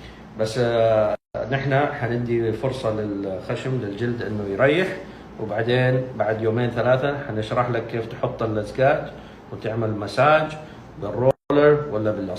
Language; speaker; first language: Arabic; native; Arabic